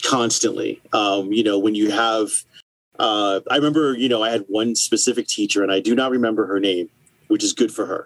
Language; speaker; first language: English; native; English